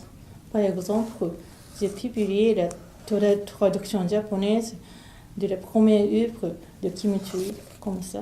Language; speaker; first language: French; non-native, fluent; Japanese